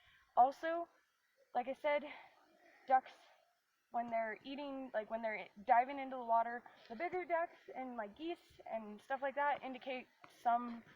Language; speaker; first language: English; native; English